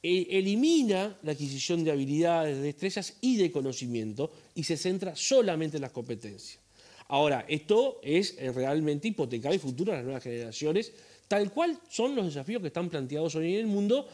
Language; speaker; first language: Spanish; native; Spanish